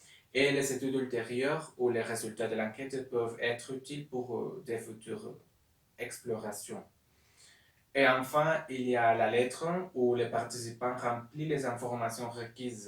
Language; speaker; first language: French; non-native, learner; Spanish